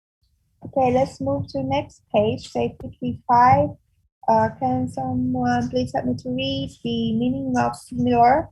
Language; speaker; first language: English; non-native, fluent; Vietnamese